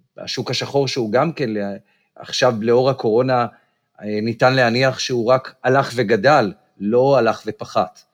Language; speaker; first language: Hebrew; native; Hebrew